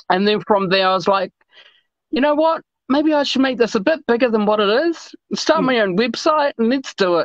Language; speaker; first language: English; native; English